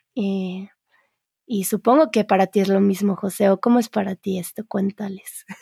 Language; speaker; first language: Spanish; native; Spanish